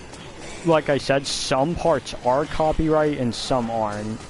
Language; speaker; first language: English; native; English